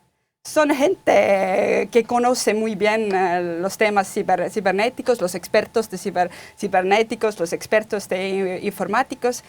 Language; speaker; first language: Spanish; non-native, fluent; Estonian